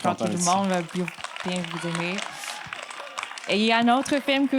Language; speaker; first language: French; non-native, fluent; English